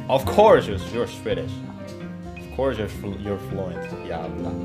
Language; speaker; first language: English; non-native, fluent; Indonesian